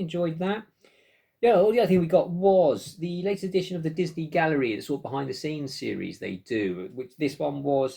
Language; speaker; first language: English; native; English